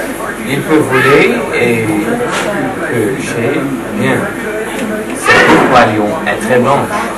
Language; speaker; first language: French; non-native, learner; Dutch